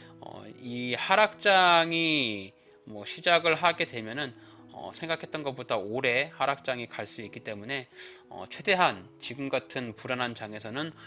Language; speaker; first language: Korean; native; Korean